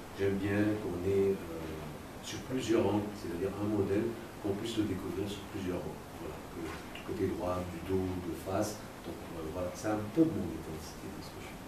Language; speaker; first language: French; native; French